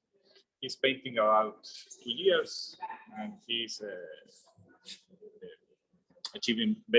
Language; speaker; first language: English; non-native, learner; Spanish